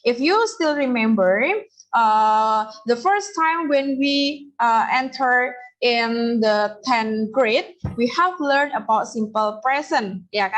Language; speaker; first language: English; non-native, learner; Indonesian